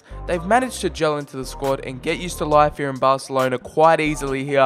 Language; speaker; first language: English; native; English